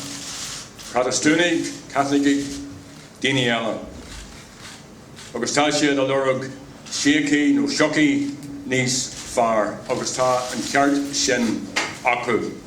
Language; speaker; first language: Irish; non-native, local second language; English